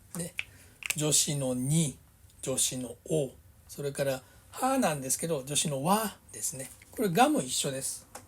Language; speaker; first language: Japanese; native; Japanese